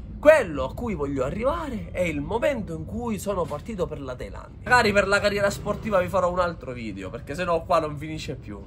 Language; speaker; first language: Italian; non-native, local second language; Sicilian